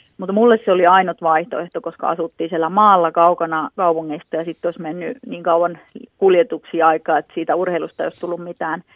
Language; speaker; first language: Finnish; native; Finnish